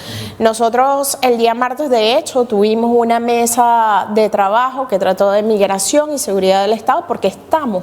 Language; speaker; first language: Spanish; native; Spanish